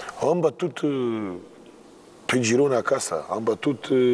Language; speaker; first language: Romanian; non-native, fluent; Serbian